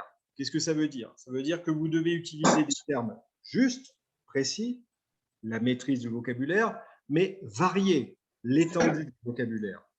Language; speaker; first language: French; native; French